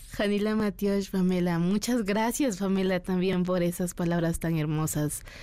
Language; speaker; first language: Spanish; non-native, local second language; Kaqchikel